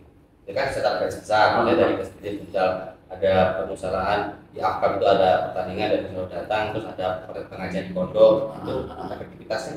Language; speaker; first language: Indonesian; native; Indonesian